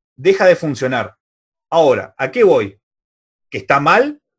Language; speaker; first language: Spanish; native; Spanish